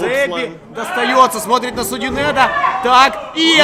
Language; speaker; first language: Russian; native; Russian